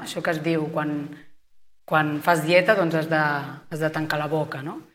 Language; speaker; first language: Catalan; native; Catalan